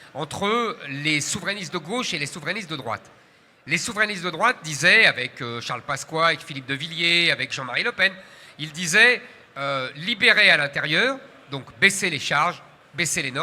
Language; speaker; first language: French; native; French